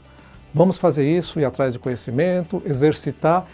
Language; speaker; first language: Portuguese; native; Portuguese